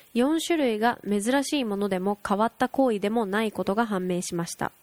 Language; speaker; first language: Japanese; native; Japanese